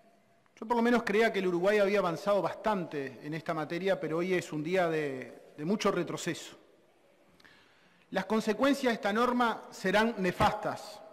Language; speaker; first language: Spanish; native; Spanish